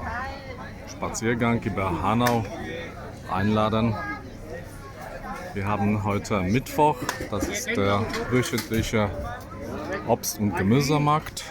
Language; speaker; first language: German; non-native, fluent; Polish